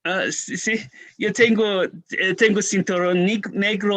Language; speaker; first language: Spanish; non-native, learner; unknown